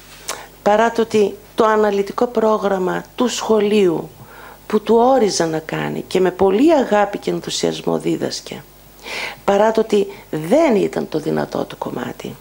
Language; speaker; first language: Greek; native; Greek